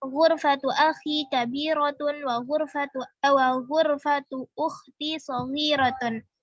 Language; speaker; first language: Arabic; non-native, learner; Indonesian